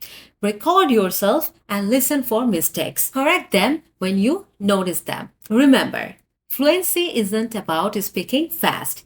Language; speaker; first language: English; non-native, fluent; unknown